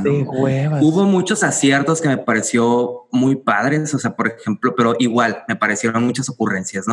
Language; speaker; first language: Spanish; native; Spanish